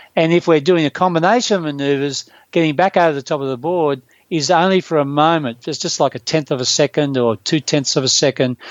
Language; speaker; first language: English; native; English